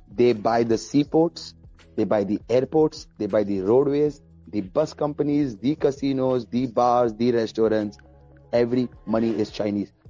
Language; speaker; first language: English; early bilingual, other home language; Arabic